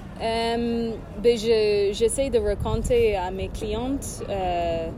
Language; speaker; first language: French; non-native, fluent; English